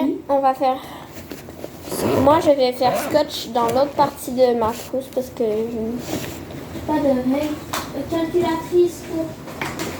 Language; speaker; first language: French; native; French